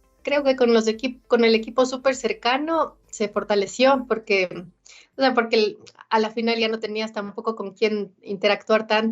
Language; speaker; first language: Spanish; native; Spanish